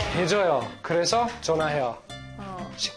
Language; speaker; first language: Korean; non-native, learner; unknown